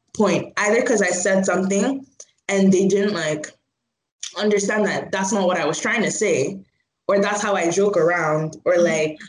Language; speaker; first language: English; non-native, local second language; Igbo